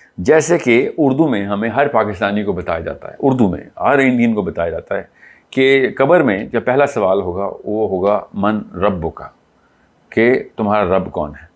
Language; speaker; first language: Urdu; native; Urdu